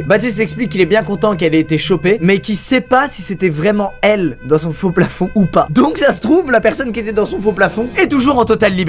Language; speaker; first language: French; native; French